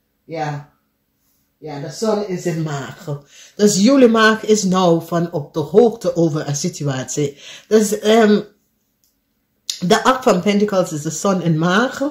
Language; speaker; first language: Dutch; non-native, learner; English